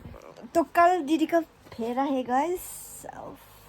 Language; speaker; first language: Hindi; non-native, local second language; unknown